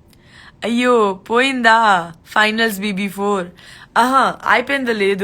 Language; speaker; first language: Telugu; non-native, learner; Gujarati